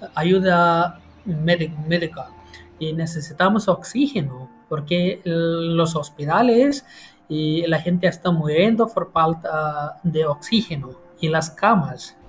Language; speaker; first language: Spanish; non-native, fluent; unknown